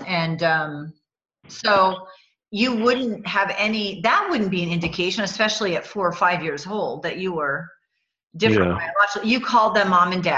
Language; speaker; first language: English; native; English